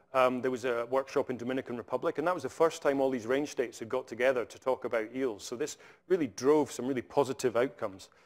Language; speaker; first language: English; native; English